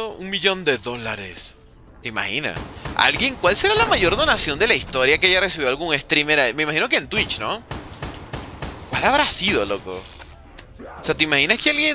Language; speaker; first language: Spanish; native; Spanish